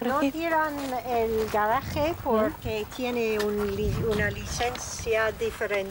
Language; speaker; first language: Spanish; non-native, learner; English